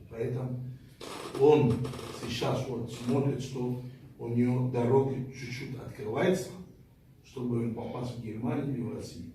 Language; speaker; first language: Russian; non-native, fluent; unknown